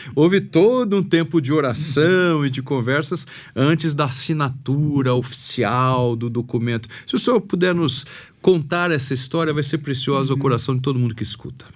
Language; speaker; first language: Portuguese; native; Portuguese